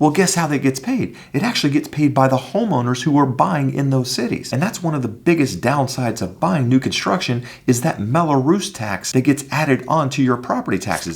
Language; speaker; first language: English; native; English